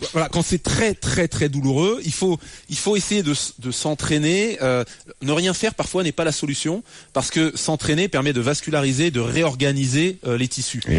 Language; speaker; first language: French; native; French